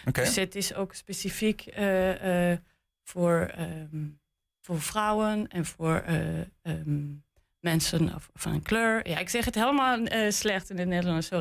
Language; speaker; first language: Dutch; non-native, learner; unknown